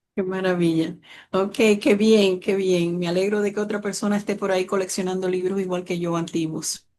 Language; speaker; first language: Spanish; early bilingual, other home language; English